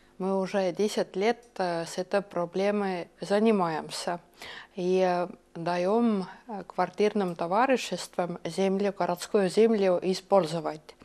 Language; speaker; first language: Russian; non-native, local second language; Estonian